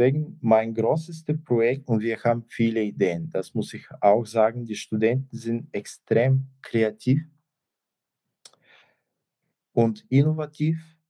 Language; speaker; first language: German; non-native, fluent; Bulgarian